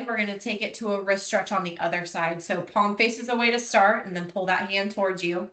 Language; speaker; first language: English; native; English